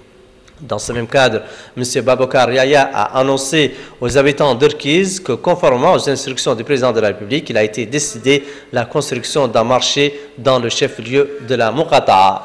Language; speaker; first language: French; non-native, local second language; Arabic